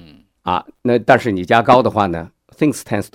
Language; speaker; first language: Chinese; native; Chinese